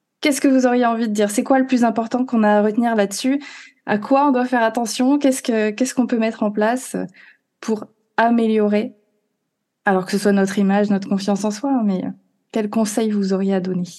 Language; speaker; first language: French; native; French